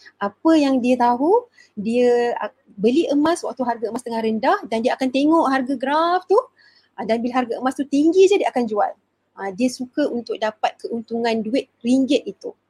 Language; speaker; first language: Malay; native; Malay